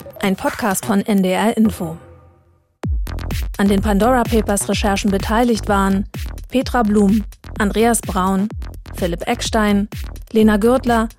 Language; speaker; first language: German; native; German